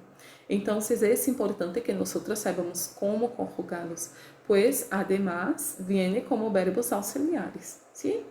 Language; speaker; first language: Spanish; non-native, fluent; Portuguese